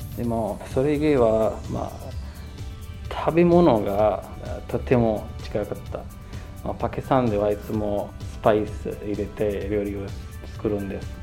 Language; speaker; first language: Japanese; non-native, learner; Urdu